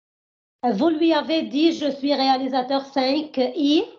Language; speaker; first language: French; non-native, learner; Arabic